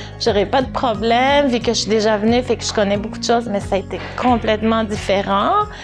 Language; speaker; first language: French; early bilingual, other home language; Arabic